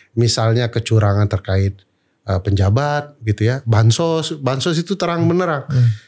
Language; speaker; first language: Indonesian; non-native, local second language; Minangkabau